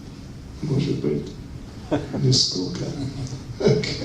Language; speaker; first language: Russian; non-native, learner; English